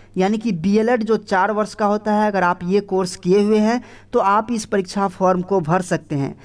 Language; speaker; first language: Hindi; native; Hindi